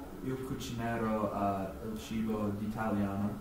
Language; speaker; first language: Italian; non-native, learner; English